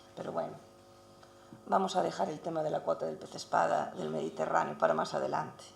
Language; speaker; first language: Spanish; non-native, local second language; Galician